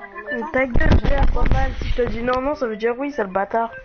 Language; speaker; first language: French; native; French